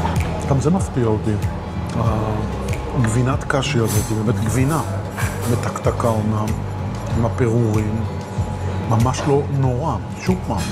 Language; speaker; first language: Hebrew; native; Hebrew